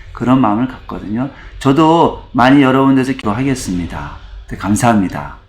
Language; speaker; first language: Korean; native; Korean